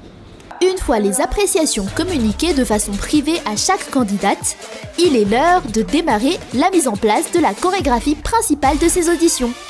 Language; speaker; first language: French; native; French